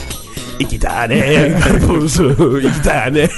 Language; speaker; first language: Turkish; native; Turkish